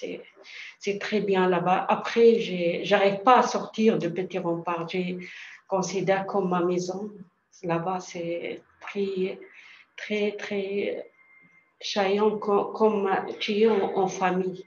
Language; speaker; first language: French; non-native, learner; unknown